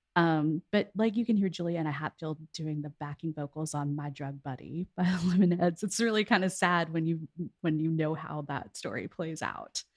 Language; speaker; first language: English; native; English